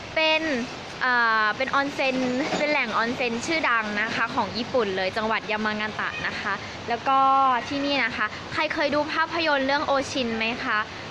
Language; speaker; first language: Thai; native; Thai